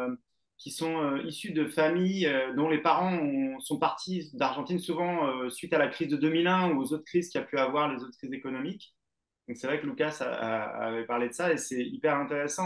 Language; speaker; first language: French; native; French